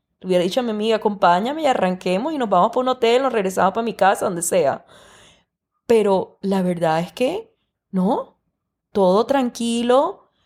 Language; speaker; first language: Spanish; early bilingual, heritage; Spanish